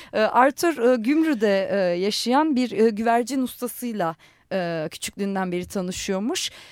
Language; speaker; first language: Turkish; non-native, local second language; Armenian